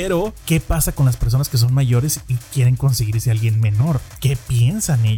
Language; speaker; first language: Spanish; native; Spanish